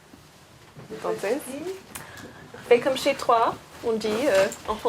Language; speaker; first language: French; non-native, fluent; English